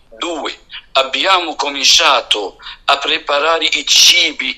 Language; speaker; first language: Italian; non-native, fluent; Arabic